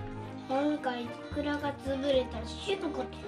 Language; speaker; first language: Japanese; non-native, fluent; Chinese